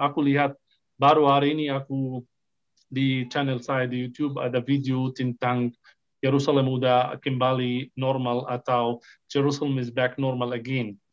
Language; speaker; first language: Indonesian; non-native, fluent; Arabic